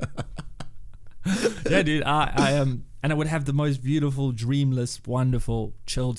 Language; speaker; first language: English; native; English